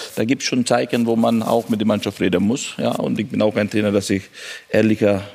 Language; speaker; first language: German; non-native, fluent; Hungarian